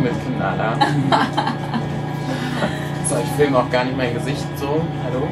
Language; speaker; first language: German; native; German